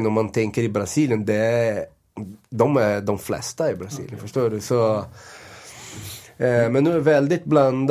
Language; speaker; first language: Swedish; non-native, fluent; Portuguese